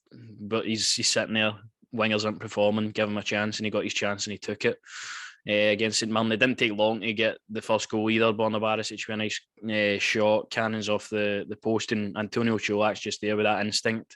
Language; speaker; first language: English; native; English